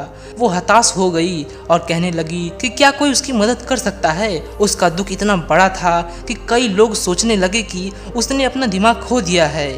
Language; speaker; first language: Hindi; native; Hindi